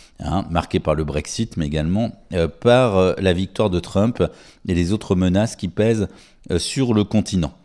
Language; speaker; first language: French; native; French